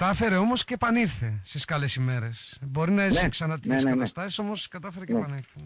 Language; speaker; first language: Greek; native; Greek